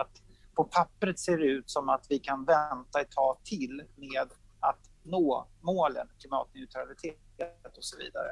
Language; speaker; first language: Swedish; native; Swedish